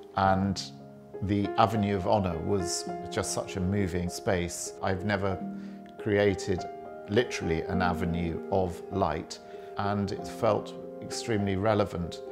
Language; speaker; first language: English; native; English